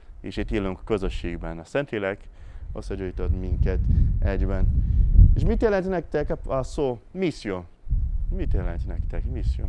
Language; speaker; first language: Hungarian; non-native, fluent; Portuguese